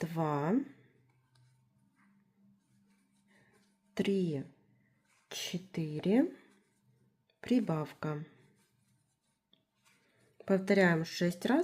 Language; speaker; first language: Russian; native; Russian